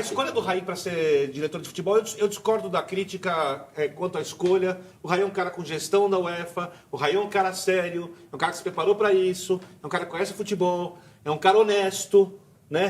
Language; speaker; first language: Portuguese; native; Portuguese